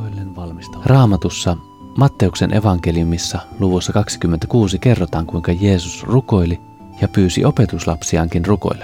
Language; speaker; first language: Finnish; native; Finnish